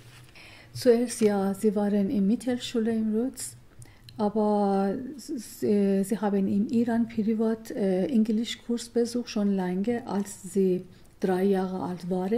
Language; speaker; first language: German; non-native, learner; Persian